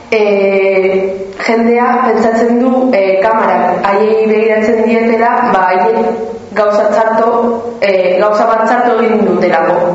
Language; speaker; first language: Basque; non-native, local second language; Spanish